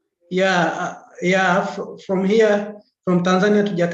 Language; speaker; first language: English; non-native, local second language; Swahili